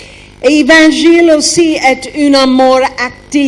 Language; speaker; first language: French; non-native, learner; German